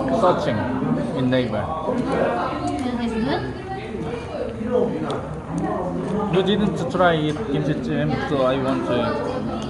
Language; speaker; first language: English; non-native, learner; Korean